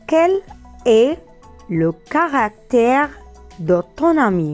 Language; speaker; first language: French; non-native, fluent; Arabic